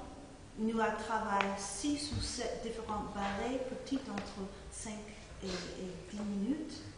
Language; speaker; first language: French; non-native, fluent; English